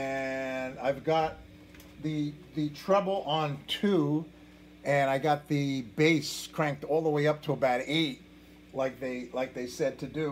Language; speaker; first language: English; native; English